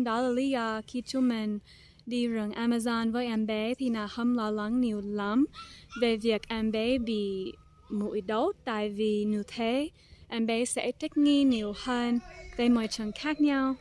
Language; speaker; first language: Vietnamese; non-native, fluent; English